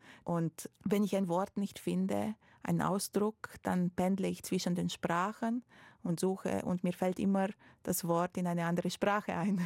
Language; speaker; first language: German; non-native, fluent; Romanian